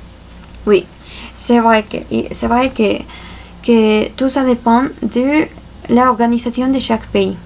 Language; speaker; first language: French; non-native, fluent; Spanish